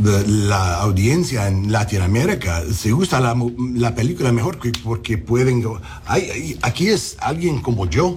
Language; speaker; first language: Spanish; early bilingual, heritage; English